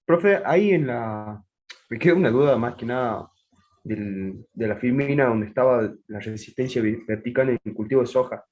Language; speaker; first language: Spanish; native; Spanish